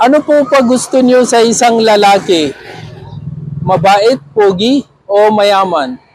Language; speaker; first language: Filipino; non-native, learner; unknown